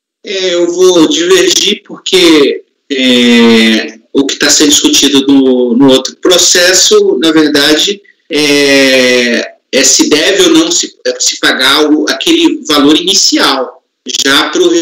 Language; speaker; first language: Portuguese; native; Portuguese